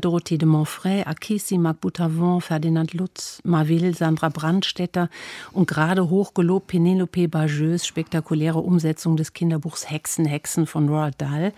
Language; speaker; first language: German; native; German